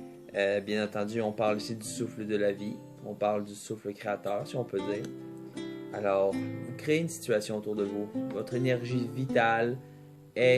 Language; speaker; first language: French; native; French